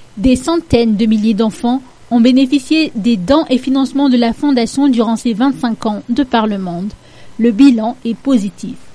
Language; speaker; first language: French; non-native, local second language; Malagasy